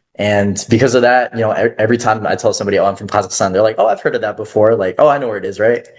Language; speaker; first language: English; early bilingual, other home language; Kazakh